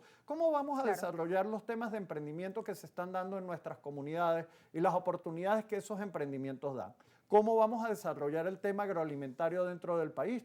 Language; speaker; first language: Spanish; native; Spanish